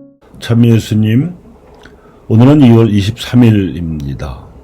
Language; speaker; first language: Korean; native; Korean